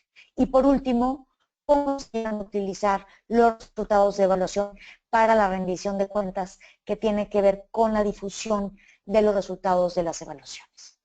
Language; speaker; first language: Spanish; native; Spanish